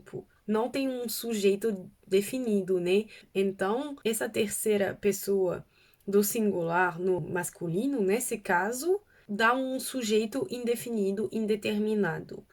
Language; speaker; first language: Portuguese; non-native, fluent; French